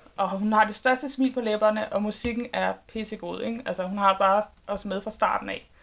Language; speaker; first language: Danish; native; Danish